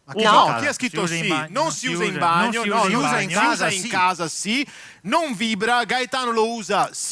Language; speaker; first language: Italian; native; Italian